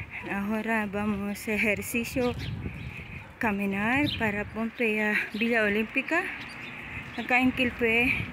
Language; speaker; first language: Spanish; non-native, learner; Filipino